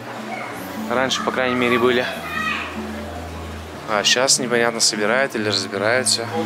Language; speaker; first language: Russian; native; Russian